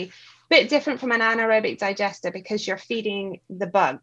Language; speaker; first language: English; native; English